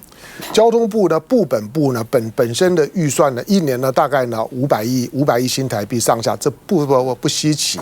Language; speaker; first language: Chinese; native; Chinese